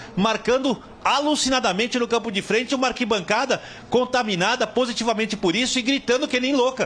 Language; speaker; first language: Portuguese; native; Portuguese